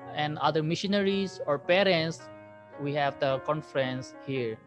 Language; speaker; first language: English; non-native, fluent; Burmese